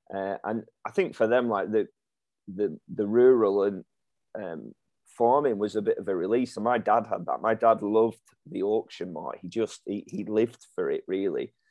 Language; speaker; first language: English; native; English